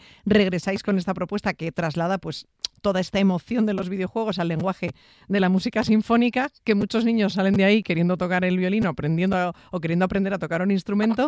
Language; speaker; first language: Spanish; native; Spanish